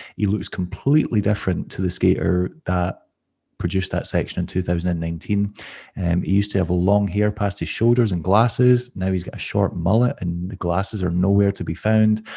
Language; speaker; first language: English; native; English